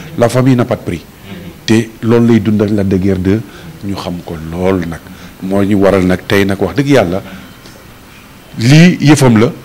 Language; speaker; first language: Wolof; non-native, local second language; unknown